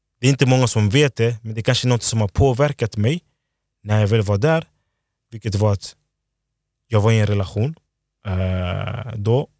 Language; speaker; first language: Swedish; early bilingual, other home language; Lingala